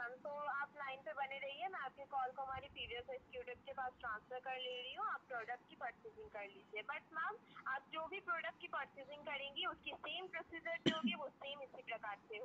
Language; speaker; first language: Hindi; native; Hindi